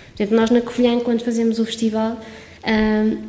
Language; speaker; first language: Portuguese; native; Portuguese